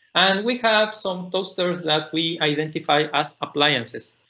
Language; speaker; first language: English; non-native, fluent; Spanish